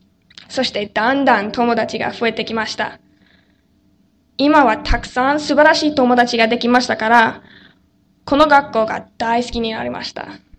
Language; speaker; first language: Japanese; non-native, learner; English